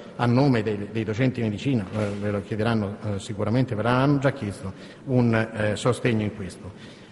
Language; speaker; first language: Italian; native; Italian